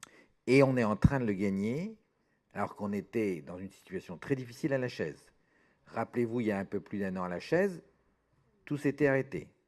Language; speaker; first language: French; native; French